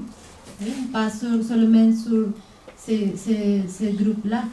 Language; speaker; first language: French; non-native, fluent; Spanish